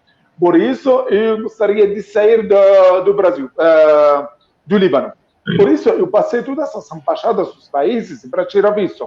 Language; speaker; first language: Portuguese; non-native, fluent; Arabic